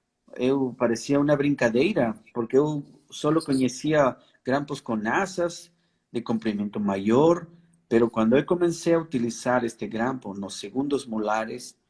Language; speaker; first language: Portuguese; non-native, fluent; Spanish